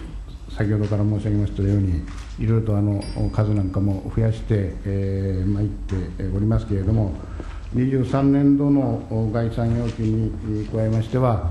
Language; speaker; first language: Japanese; native; Japanese